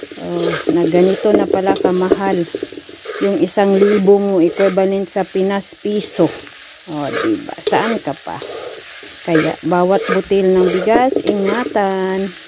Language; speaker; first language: Filipino; non-native, local second language; Cebuano